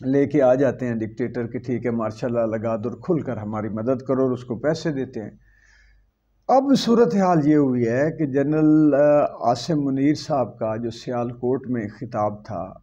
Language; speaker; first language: Urdu; native; Urdu